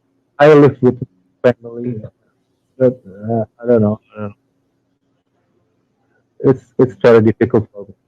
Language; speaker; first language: English; non-native, learner; Indonesian